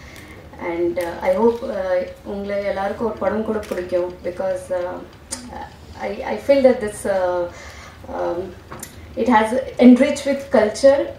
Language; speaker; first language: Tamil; non-native, learner; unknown